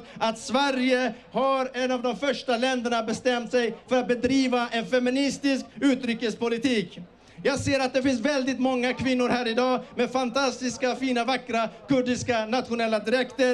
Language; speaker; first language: Swedish; early bilingual, other home language; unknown